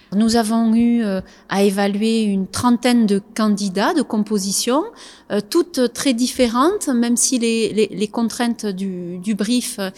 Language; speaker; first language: French; native; French